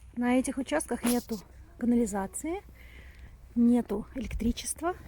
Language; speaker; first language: Russian; native; Russian